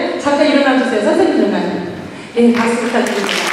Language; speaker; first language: Korean; native; Korean